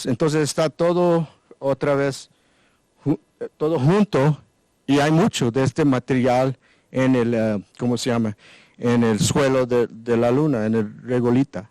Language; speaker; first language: Spanish; non-native, learner; English